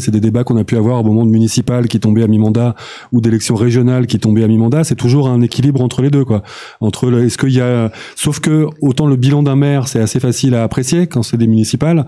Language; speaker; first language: French; native; French